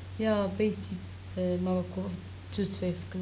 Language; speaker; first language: Dutch; non-native, learner; Arabic